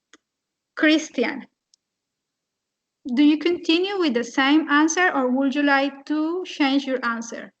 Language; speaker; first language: English; non-native, fluent; Spanish